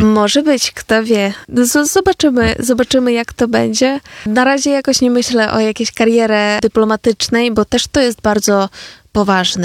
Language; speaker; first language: Polish; non-native, fluent; Ukrainian